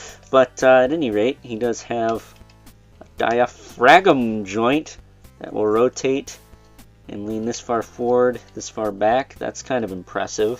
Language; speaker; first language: English; native; English